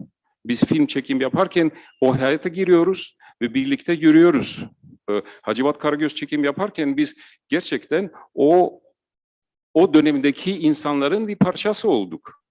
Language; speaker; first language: Turkish; non-native, fluent; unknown